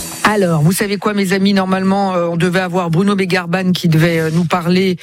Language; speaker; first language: French; native; French